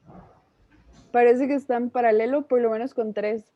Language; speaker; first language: Spanish; native; Spanish